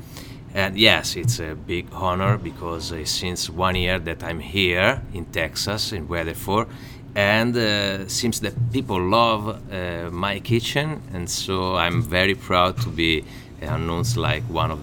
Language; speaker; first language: English; non-native, learner; Italian